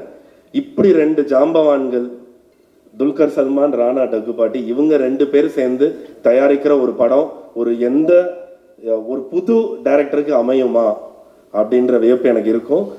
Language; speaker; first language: Tamil; native; Tamil